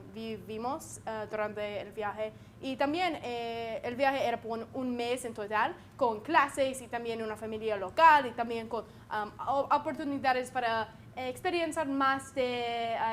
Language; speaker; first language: Spanish; non-native, learner; English